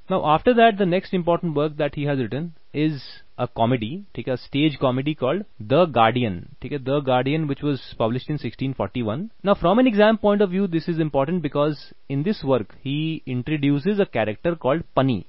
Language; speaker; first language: English; non-native, local second language; Hindi